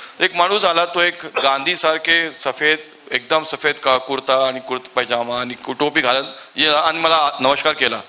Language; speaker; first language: Marathi; non-native, local second language; Urdu